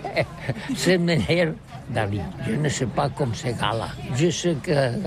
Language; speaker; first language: French; non-native, learner; Catalan